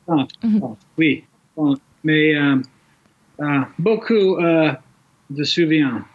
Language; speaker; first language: French; non-native, learner; English